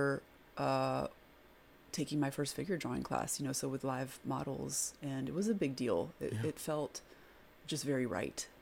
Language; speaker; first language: English; early bilingual, other home language; French